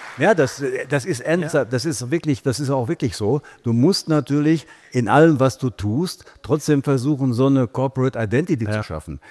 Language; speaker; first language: German; native; German